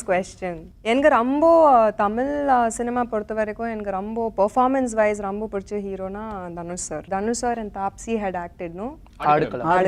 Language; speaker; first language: Tamil; non-native, local second language; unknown